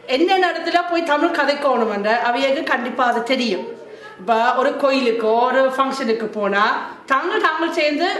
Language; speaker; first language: Tamil; non-native, fluent; German